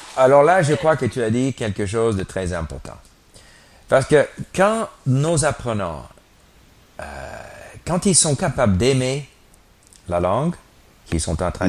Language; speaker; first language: French; non-native, fluent; English